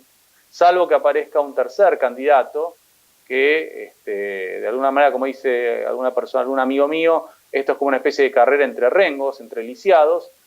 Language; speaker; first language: Spanish; native; Spanish